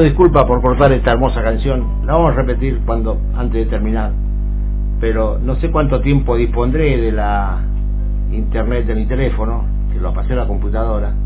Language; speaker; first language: Spanish; native; Spanish